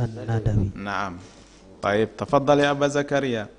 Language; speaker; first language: Arabic; non-native, fluent; Indonesian